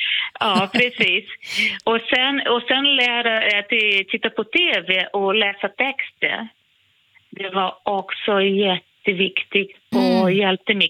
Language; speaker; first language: Swedish; non-native, fluent; Portuguese